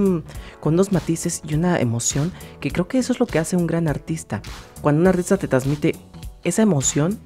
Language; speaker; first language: Spanish; native; Spanish